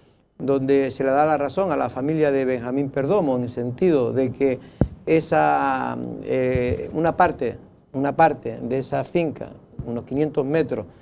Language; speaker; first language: Spanish; native; Spanish